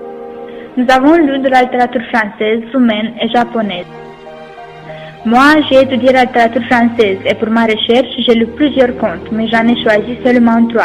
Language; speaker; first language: French; non-native, learner; Romanian